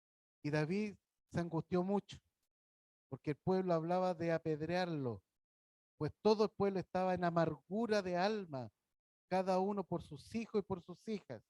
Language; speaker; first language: Spanish; native; Spanish